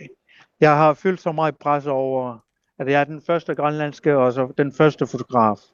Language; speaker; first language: Danish; non-native, local second language; Kalaallisut